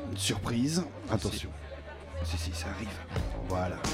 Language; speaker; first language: French; native; French